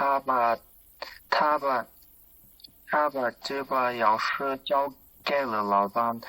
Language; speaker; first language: Chinese; non-native, learner; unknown